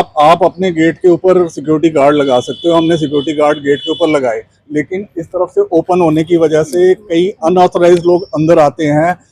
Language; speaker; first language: Hindi; non-native, local second language; Punjabi